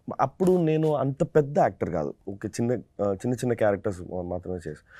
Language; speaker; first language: Telugu; non-native, fluent; Tamil